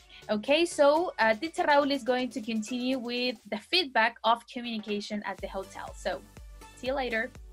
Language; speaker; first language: English; non-native, fluent; Spanish